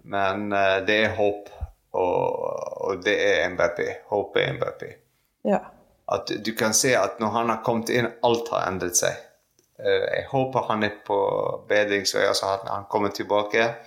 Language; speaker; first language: Norwegian; non-native, fluent; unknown